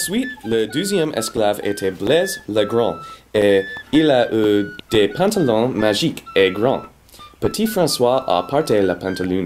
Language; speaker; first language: French; non-native, learner; English